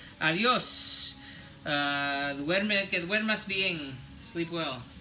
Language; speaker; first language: Spanish; non-native, learner; English